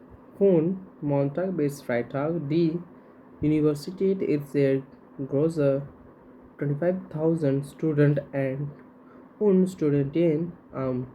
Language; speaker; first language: German; non-native, learner; Hindi